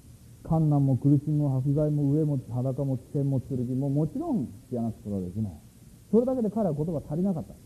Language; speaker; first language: Japanese; native; Japanese